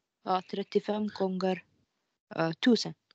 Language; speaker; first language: Swedish; non-native, learner; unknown